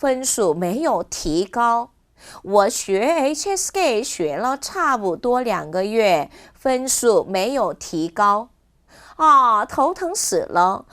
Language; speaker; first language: Chinese; non-native, fluent; Korean